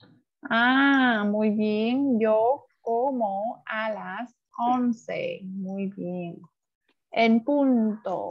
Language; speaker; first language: Spanish; non-native, fluent; Vietnamese